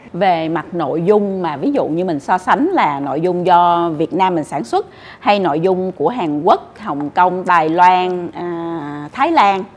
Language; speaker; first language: Vietnamese; native; Vietnamese